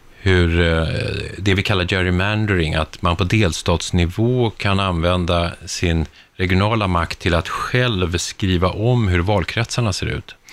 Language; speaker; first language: Swedish; native; Swedish